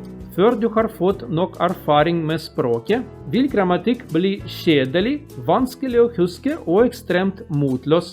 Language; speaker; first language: Norwegian; non-native, learner; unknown